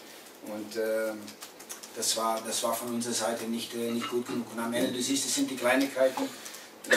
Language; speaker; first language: German; non-native, fluent; Dutch